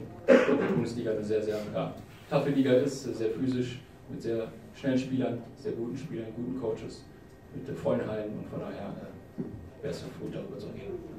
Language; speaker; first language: German; native; German